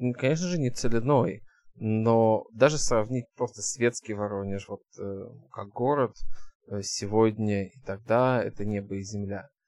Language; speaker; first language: Russian; early bilingual, heritage; Russian